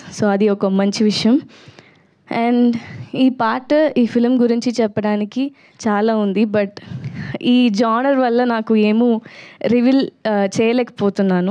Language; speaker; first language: Telugu; non-native, learner; Tamil